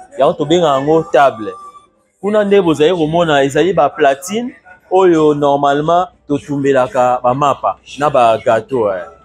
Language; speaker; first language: Lingala; native; Lingala